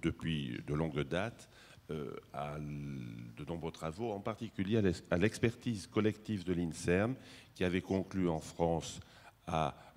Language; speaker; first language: French; native; French